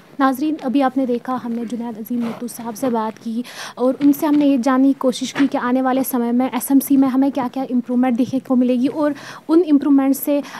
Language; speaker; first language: Hindi; non-native, local second language; Kashmiri